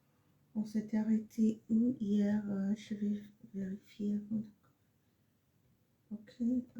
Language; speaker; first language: French; non-native, fluent; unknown